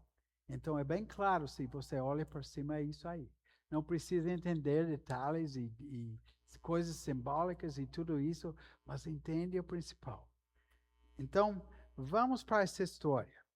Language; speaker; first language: Portuguese; non-native, fluent; English